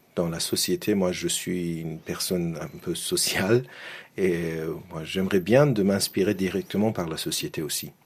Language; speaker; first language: French; non-native, fluent; Persian